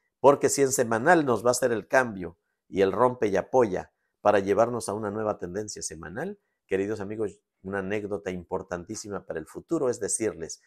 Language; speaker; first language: Spanish; native; Spanish